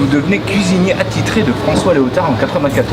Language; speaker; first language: French; native; French